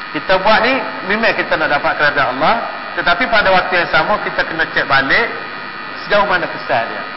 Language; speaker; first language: Malay; native; Malay